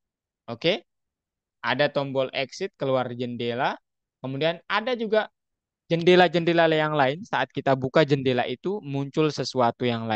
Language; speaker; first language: Indonesian; native; Indonesian